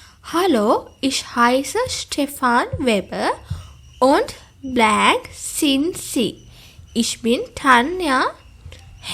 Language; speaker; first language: German; non-native, fluent; Sinhala